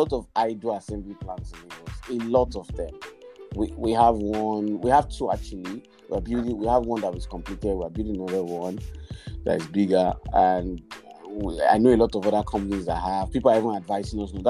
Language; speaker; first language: English; non-native, local second language; Yoruba